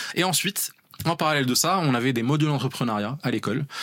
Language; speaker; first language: French; non-native, local second language; Arabic